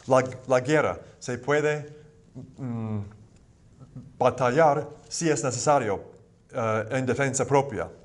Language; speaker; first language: Spanish; non-native, fluent; English